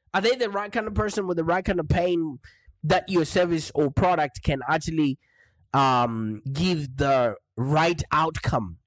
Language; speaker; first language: English; non-native, local second language; Shona